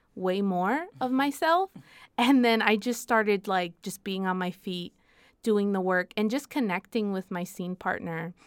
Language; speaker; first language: English; non-native, fluent; Spanish